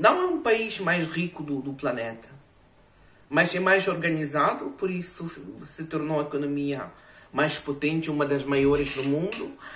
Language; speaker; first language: Portuguese; non-native, fluent; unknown